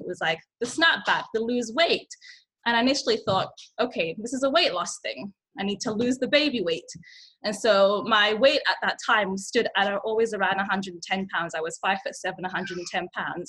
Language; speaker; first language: English; early bilingual, other home language; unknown